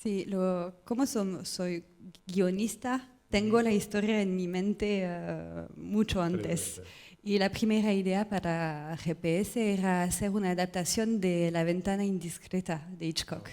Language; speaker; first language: Spanish; non-native, learner; French